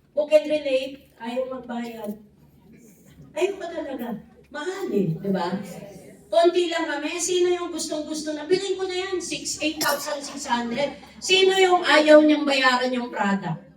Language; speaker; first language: Filipino; native; Filipino